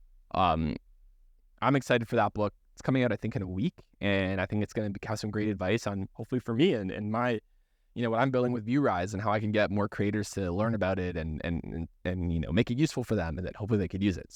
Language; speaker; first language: English; native; English